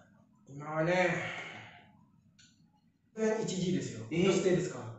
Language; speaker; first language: Japanese; non-native, learner; Indonesian